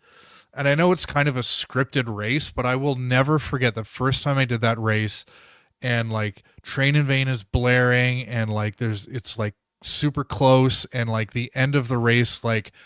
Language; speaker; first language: English; native; English